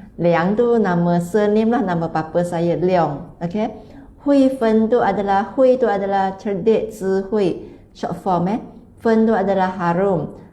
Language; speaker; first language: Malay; non-native, local second language; Chinese